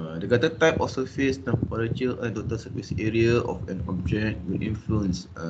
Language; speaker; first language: English; non-native, local second language; Malay